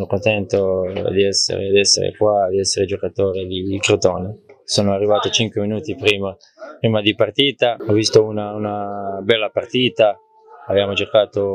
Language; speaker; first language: Italian; non-native, learner; Croatian